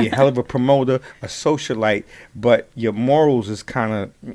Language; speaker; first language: English; native; English